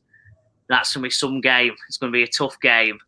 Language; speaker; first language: English; native; English